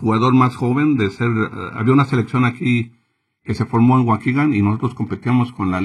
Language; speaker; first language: Spanish; native; Spanish